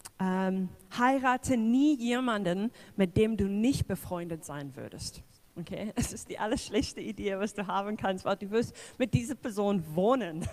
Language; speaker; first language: German; non-native, fluent; English